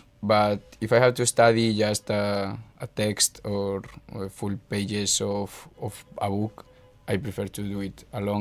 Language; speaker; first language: English; non-native, fluent; Spanish